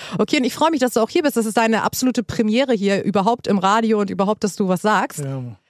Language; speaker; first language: German; native; German